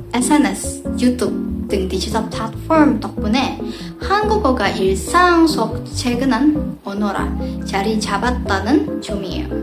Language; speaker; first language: Korean; non-native, fluent; Indonesian